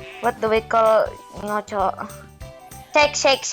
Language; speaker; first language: English; non-native, learner; Indonesian